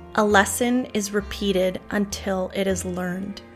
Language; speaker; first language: English; native; English